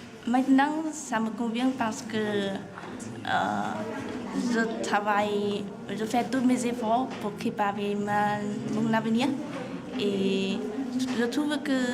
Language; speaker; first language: French; non-native, learner; Vietnamese